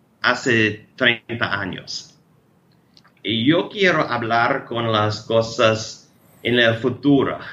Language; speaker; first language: Spanish; non-native, learner; English